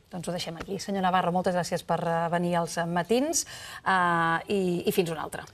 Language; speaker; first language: Catalan; native; Catalan